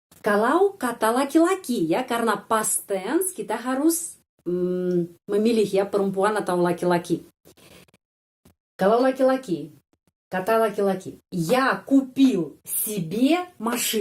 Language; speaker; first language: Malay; non-native, fluent; Russian